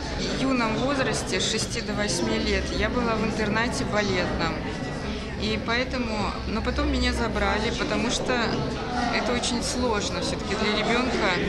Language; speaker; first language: Russian; native; Russian